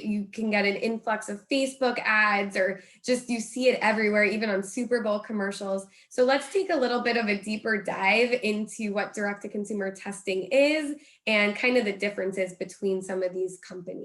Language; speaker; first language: English; native; English